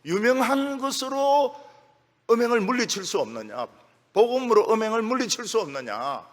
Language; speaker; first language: Korean; native; Korean